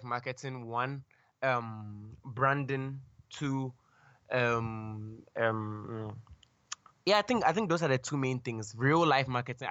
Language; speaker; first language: English; non-native, local second language; Akan